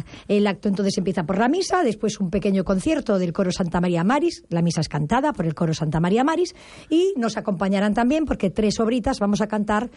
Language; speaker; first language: Spanish; native; Spanish